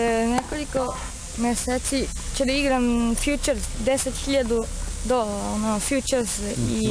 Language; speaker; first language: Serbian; non-native, learner; Japanese